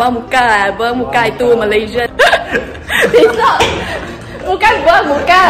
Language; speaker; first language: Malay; non-native, local second language; Chinese